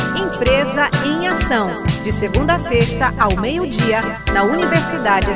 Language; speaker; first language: Portuguese; native; Portuguese